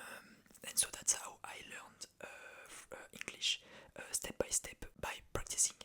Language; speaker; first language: English; non-native, learner; French